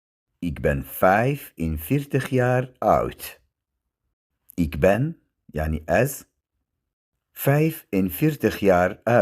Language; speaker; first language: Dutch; non-native, learner; Kurdish